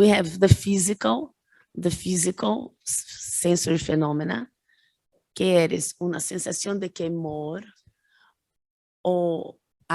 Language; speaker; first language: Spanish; non-native, learner; Portuguese